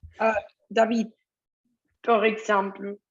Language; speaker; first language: French; non-native, learner; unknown